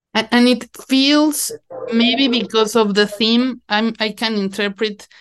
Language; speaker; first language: English; non-native, fluent; Spanish